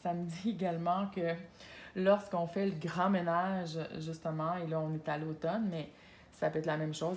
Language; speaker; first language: French; native; French